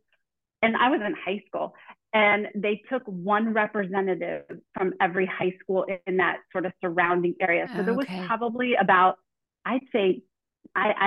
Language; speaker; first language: English; native; English